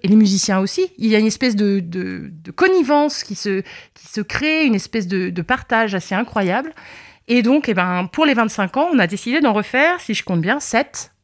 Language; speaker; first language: French; native; French